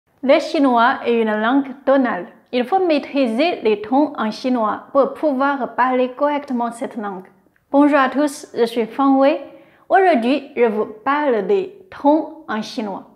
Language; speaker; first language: French; non-native, fluent; Chinese